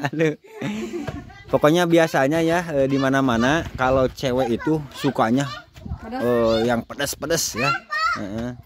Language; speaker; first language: Indonesian; non-native, local second language; Sundanese